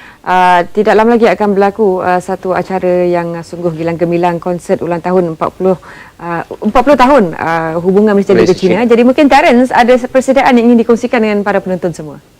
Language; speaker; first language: Malay; native; Malay